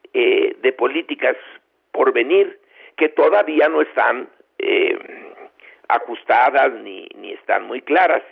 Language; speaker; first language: Spanish; native; Spanish